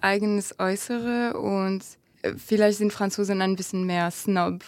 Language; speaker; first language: German; non-native, fluent; French